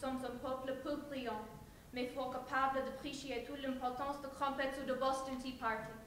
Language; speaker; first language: French; non-native, learner; English